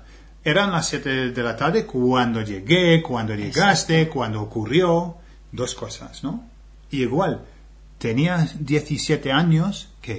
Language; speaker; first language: Spanish; non-native, fluent; English